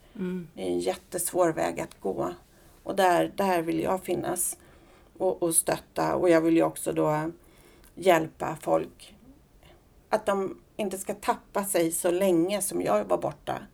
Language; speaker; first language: Swedish; native; Swedish